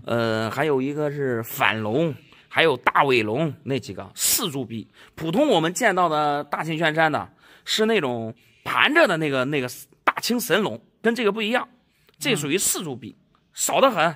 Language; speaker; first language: Chinese; native; Chinese